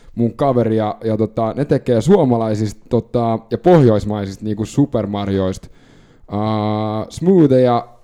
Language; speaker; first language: Finnish; non-native, local second language; Swedish